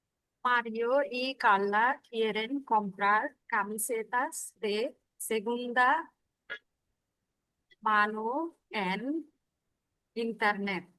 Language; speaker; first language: Spanish; non-native, learner; Bangla